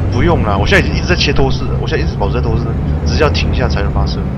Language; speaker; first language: Chinese; native; Chinese